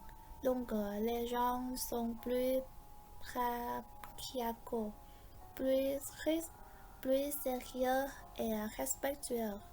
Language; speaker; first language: French; non-native, fluent; Vietnamese